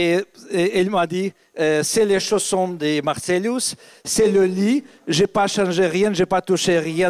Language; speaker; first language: French; non-native, fluent; Russian